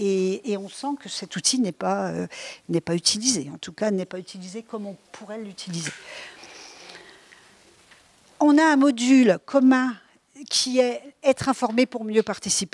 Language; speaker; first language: French; native; French